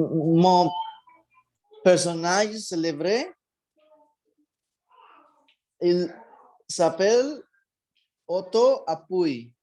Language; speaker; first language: French; non-native, learner; Spanish